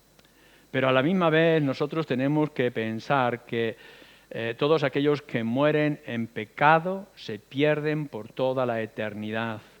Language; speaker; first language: Spanish; native; Spanish